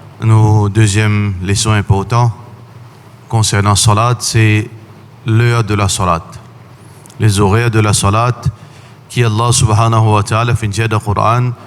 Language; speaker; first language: French; non-native, learner; Morisyen